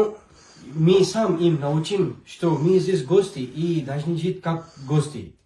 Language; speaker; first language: Russian; non-native, learner; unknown